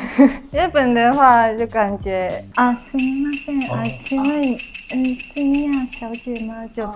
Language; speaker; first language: Chinese; early bilingual, heritage; Japanese